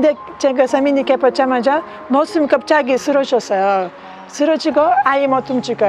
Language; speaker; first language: Korean; non-native, learner; Lithuanian